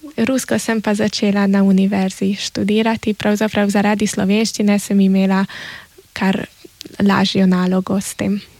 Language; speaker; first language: Slovenian; early bilingual, heritage; Slovenian